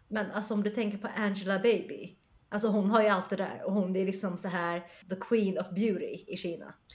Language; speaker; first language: Swedish; early bilingual, other home language; Chinese